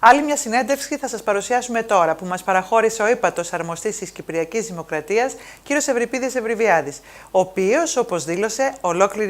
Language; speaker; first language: Greek; native; Greek